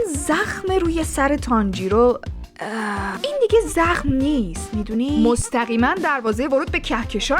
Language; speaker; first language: Persian; native; Persian